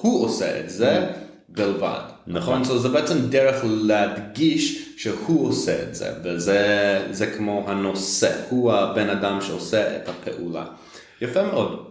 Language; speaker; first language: Hebrew; non-native, fluent; English